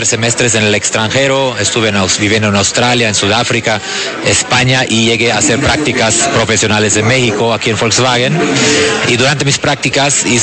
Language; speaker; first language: Spanish; non-native, fluent; German